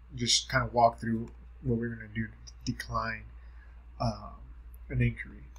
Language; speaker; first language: English; native; English